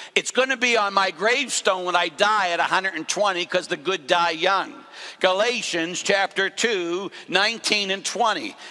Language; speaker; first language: English; native; English